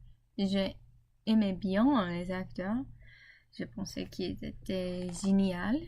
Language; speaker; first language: French; non-native, learner; English